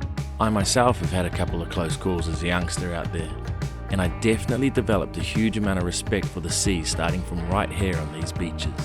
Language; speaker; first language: English; native; English